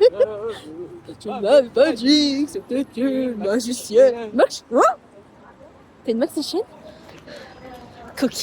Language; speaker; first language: French; native; French